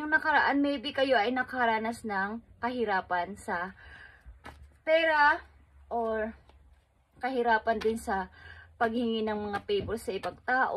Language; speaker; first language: Filipino; native; Filipino